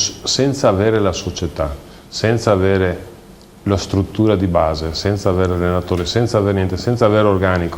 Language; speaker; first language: Italian; native; Italian